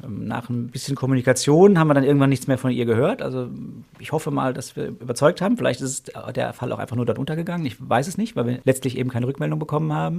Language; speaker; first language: German; native; German